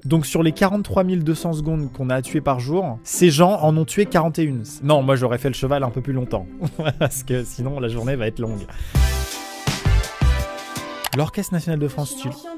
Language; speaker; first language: French; native; French